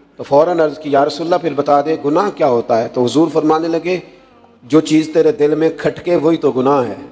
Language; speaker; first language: Urdu; non-native, local second language; Punjabi